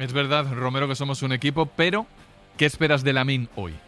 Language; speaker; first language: Spanish; native; Spanish